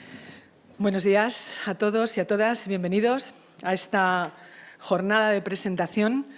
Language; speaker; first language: Spanish; native; Spanish